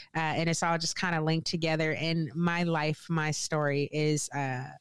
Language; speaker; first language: English; native; English